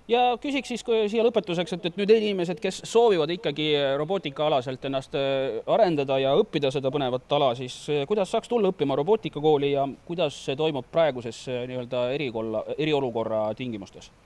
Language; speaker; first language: Estonian; native; Estonian